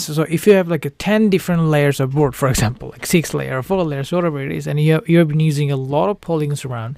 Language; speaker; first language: English; non-native, fluent; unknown